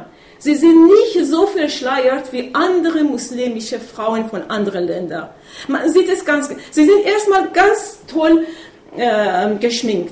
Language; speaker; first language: German; non-native, fluent; Persian